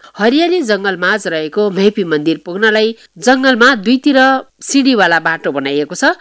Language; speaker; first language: Nepali; native; Nepali